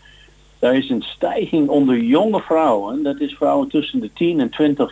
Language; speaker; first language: Dutch; non-native, fluent; English